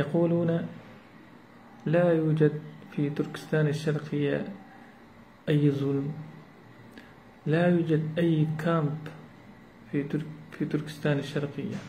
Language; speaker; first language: Arabic; non-native, learner; Uyghur